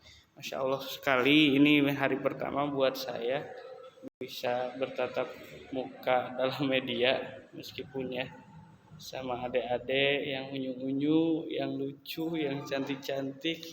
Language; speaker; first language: Indonesian; native; Indonesian